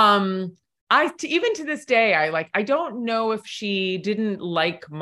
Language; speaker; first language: English; native; English